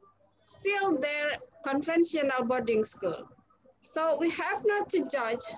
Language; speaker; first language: English; non-native, learner; Indonesian